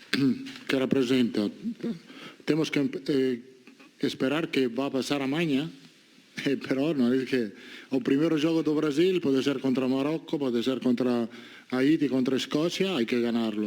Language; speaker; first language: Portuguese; non-native, learner; Italian